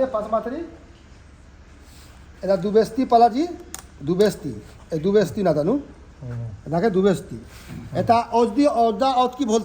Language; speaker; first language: Russian; non-native, learner; Hindi